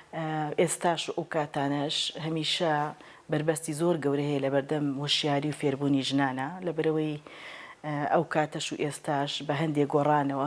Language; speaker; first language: Central Kurdish; native; Central Kurdish